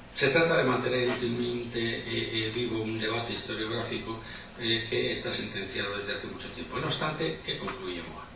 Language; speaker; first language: Spanish; native; Spanish